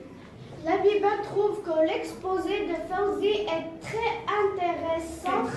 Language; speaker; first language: French; non-native, learner; Arabic